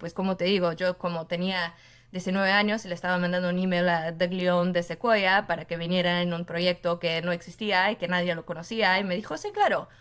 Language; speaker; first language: Spanish; non-native, fluent; Portuguese